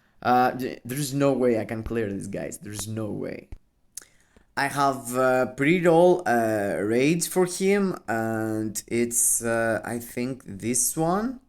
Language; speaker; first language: English; non-native, fluent; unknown